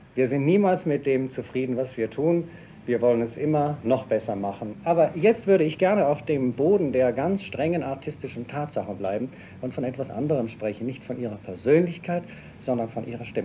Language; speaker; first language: German; native; German